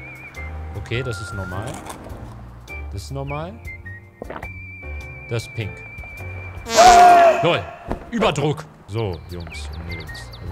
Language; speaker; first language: German; native; German